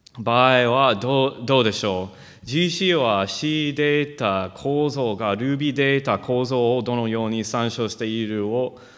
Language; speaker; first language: Japanese; non-native, fluent; English